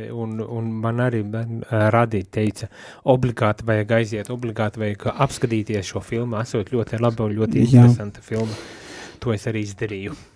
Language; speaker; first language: Latvian; native; Latvian